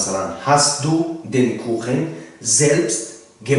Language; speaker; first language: German; non-native, fluent; Tajik